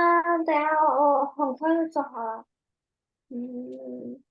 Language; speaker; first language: Chinese; early bilingual, heritage; Chinese